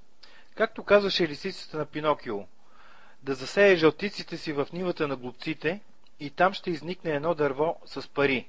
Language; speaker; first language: Bulgarian; native; Bulgarian